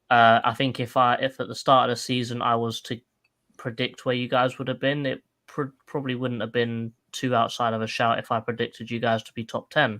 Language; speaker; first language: English; native; English